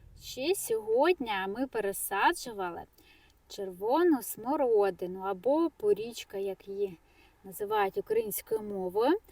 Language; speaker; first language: Ukrainian; non-native, local second language; Russian